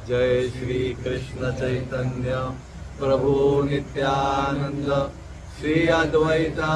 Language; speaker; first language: Hindi; non-native, local second language; Marathi